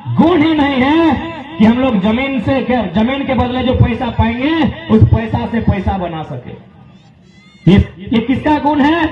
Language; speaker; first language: Hindi; non-native, local second language; Magahi